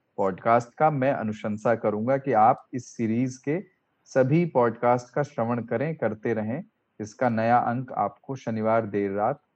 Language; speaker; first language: Hindi; native; Hindi